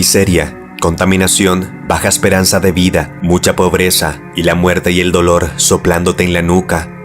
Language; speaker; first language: Spanish; native; Spanish